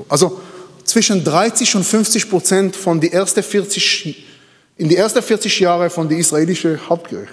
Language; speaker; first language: German; non-native, learner; Hebrew